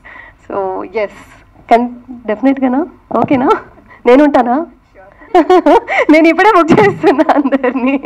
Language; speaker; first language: Telugu; non-native, local second language; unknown